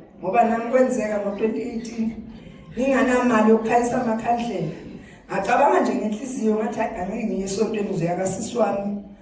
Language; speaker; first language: Zulu; non-native, local second language; Swati